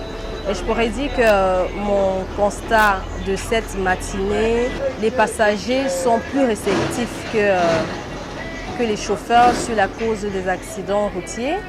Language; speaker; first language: French; native; French